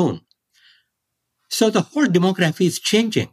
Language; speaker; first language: English; non-native, local second language; Marathi